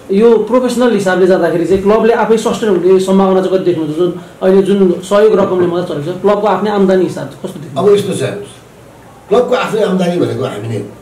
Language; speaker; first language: Nepali; non-native, local second language; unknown